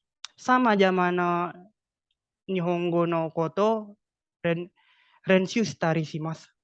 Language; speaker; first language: Japanese; non-native, learner; Indonesian